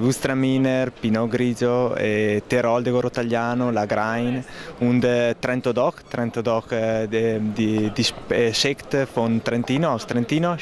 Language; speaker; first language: German; non-native, learner; Italian